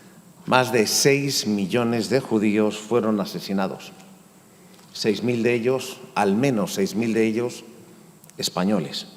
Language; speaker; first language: Spanish; native; Spanish